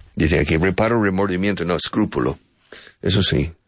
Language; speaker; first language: Spanish; non-native, fluent; English